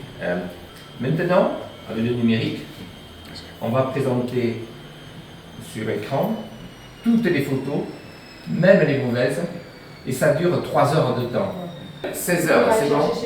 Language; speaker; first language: French; native; French